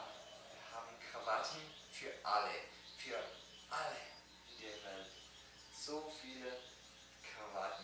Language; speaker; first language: German; non-native, learner; English